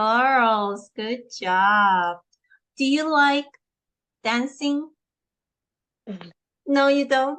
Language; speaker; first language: English; non-native, fluent; Korean